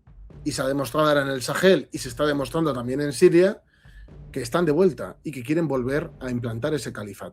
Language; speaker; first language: Spanish; native; Spanish